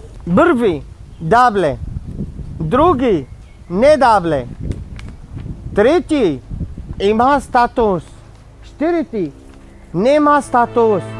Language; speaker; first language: Slovenian; non-native, learner; Arabic